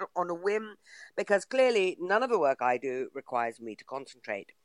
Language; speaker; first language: English; native; English